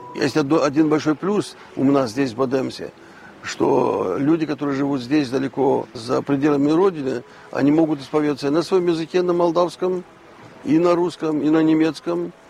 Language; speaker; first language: Russian; non-native, local second language; Romanian